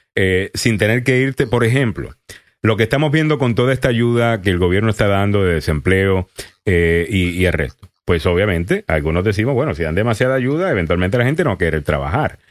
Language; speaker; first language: Spanish; native; Spanish